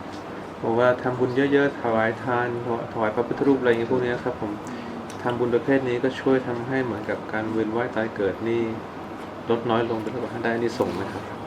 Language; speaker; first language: Thai; native; Thai